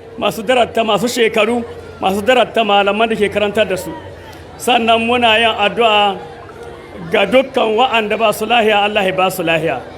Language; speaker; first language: Hausa; native; Hausa